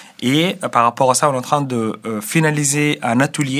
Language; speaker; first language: French; non-native, fluent; Arabic